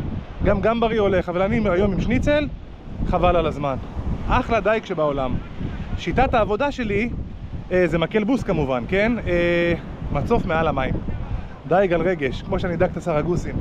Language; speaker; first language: Hebrew; native; Hebrew